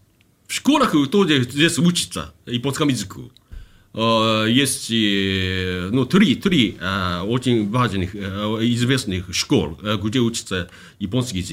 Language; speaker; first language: Russian; non-native, fluent; Japanese